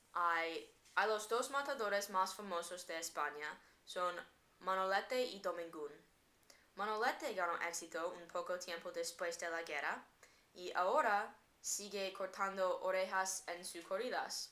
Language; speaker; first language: Spanish; non-native, learner; English